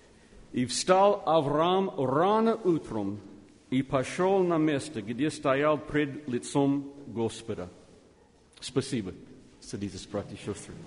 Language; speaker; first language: Russian; non-native, learner; English